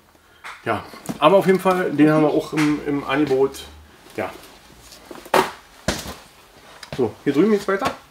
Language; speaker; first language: German; native; German